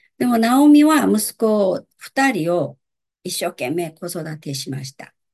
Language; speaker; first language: Japanese; native; Japanese